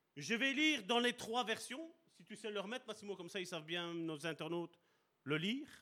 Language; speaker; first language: French; early bilingual, other home language; Italian